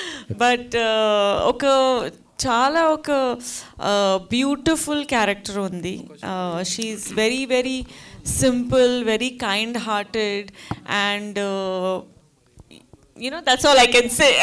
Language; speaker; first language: Telugu; non-native, fluent; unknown